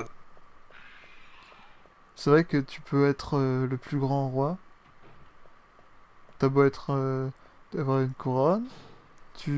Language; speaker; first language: French; native; French